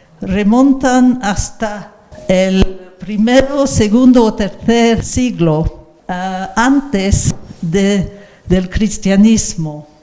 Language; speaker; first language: Spanish; non-native, fluent; English